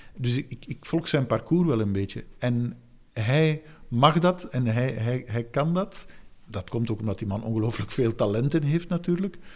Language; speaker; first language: Dutch; native; Dutch